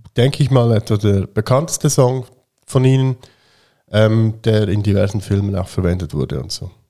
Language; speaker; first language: German; native; German